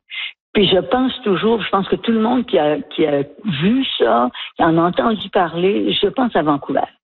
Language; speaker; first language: French; native; French